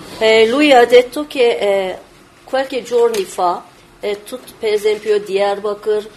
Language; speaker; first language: Italian; non-native, learner; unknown